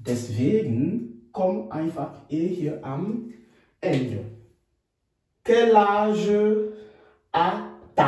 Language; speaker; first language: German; non-native, fluent; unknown